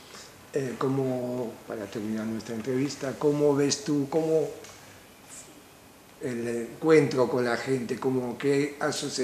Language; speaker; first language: Spanish; native; Spanish